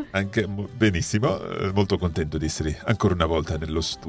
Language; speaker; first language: Italian; non-native, fluent; English